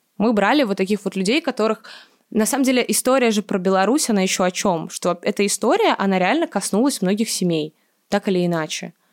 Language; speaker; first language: Russian; native; Russian